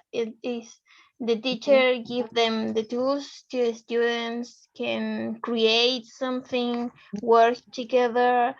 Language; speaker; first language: English; non-native, learner; Spanish